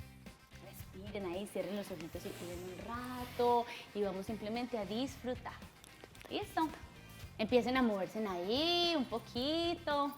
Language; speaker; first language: Spanish; native; Spanish